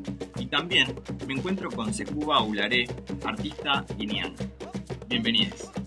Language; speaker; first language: Spanish; native; Spanish